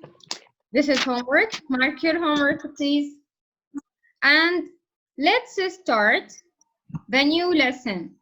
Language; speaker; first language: English; non-native, fluent; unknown